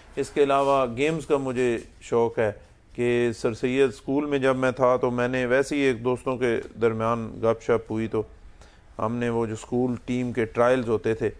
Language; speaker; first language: Urdu; non-native, local second language; Punjabi